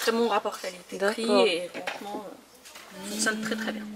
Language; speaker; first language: French; native; French